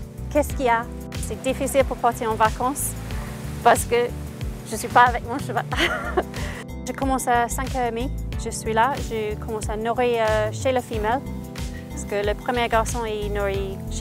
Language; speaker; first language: French; non-native, fluent; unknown